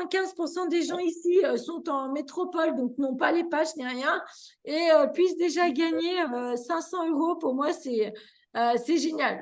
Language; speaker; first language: French; native; French